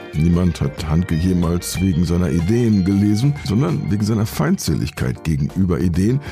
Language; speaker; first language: German; native; German